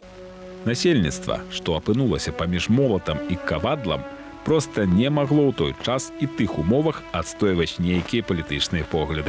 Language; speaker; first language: Belarusian; native; Belarusian